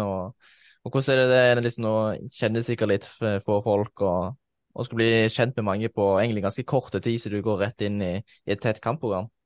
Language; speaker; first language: Norwegian; native; Norwegian